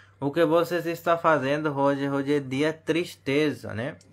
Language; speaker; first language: Portuguese; non-native, learner; Hindi